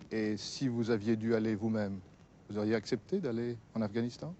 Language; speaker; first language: French; native; French